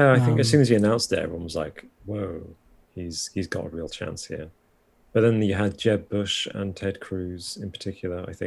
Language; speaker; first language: English; native; English